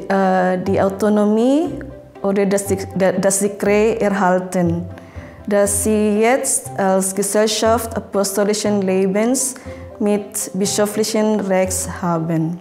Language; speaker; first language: German; non-native, fluent; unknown